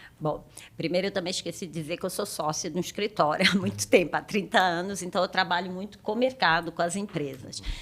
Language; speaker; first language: Portuguese; native; Portuguese